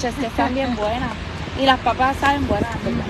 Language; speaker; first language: Spanish; native; Spanish